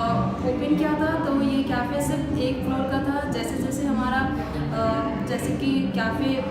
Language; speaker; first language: Hindi; native; Hindi